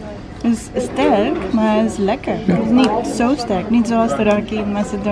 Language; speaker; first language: Dutch; non-native, learner; English